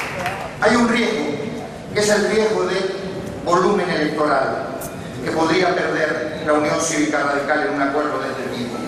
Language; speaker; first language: Spanish; native; Spanish